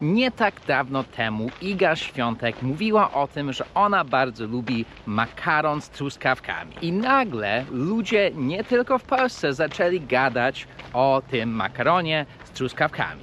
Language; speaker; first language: Polish; early bilingual, heritage; Polish